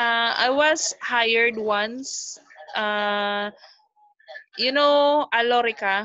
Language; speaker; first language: English; non-native, local second language; Filipino